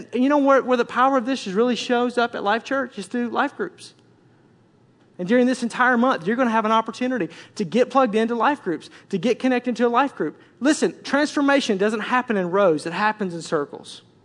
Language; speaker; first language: English; native; English